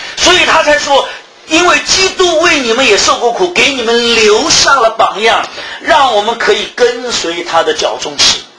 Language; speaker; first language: Chinese; early bilingual, heritage; Chinese